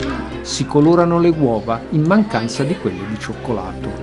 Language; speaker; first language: Italian; native; Italian